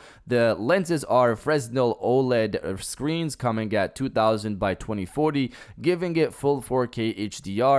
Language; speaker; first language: English; native; English